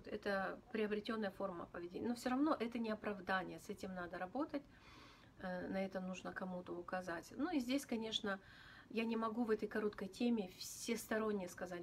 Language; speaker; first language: Russian; native; Russian